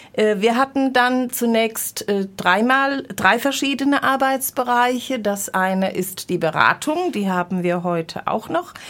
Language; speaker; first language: German; native; German